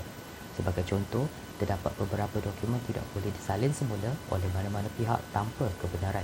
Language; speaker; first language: Malay; native; Malay